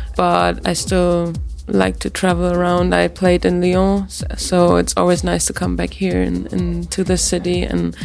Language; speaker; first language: English; non-native, fluent; German